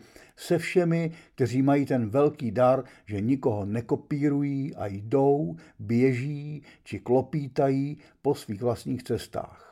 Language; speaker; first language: Czech; native; Czech